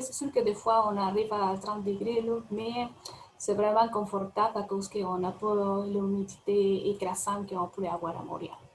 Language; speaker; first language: French; non-native, fluent; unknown